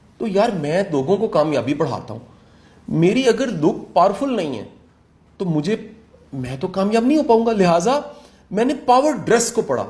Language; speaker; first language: Urdu; non-native, local second language; Punjabi